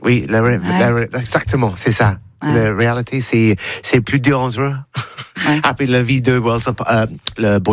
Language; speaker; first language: French; non-native, learner; English